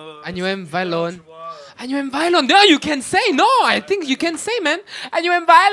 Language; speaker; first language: English; non-native, fluent; French